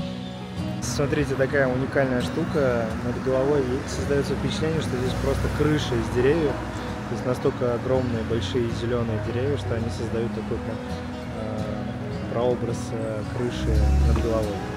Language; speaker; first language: Russian; native; Russian